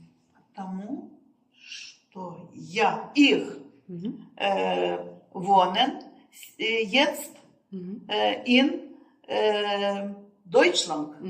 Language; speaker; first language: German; non-native, learner; Russian